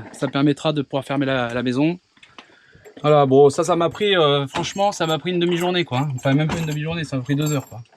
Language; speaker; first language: French; native; French